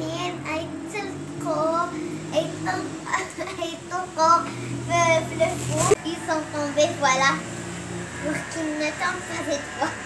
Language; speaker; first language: French; non-native, local second language; Arabic